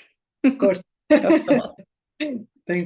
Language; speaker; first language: English; non-native, fluent; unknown